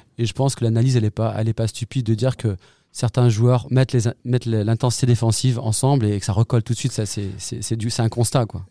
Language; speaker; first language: French; native; French